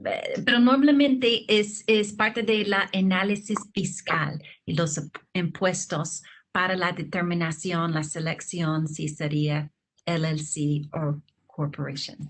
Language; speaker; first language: Spanish; non-native, fluent; English